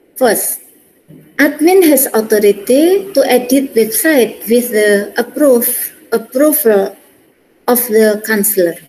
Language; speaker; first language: English; non-native, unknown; Indonesian